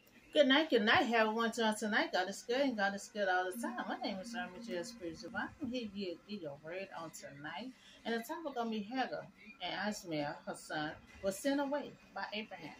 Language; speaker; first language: English; native; English